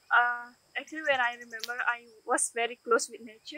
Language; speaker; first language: English; non-native, learner; Indonesian